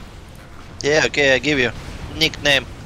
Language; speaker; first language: English; non-native, learner; Russian